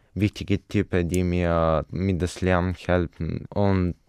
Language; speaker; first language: German; non-native, fluent; Bulgarian